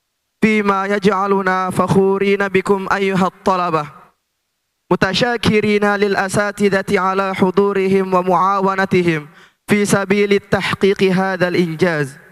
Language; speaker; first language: Arabic; non-native, learner; Indonesian